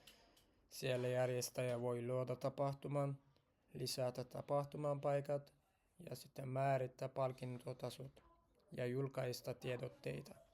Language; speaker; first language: Finnish; non-native, learner; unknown